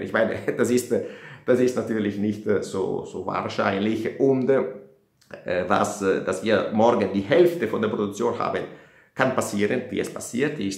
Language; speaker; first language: German; non-native, fluent; Italian